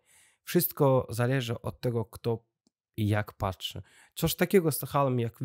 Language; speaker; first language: Polish; non-native, learner; Russian